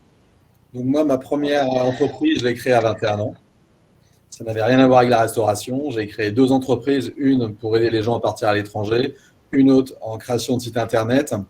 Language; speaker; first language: French; native; French